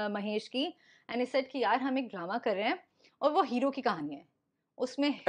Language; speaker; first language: Urdu; native; Urdu